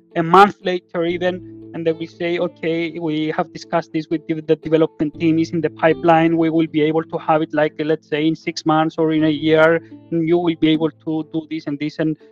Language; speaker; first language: English; non-native, fluent; Greek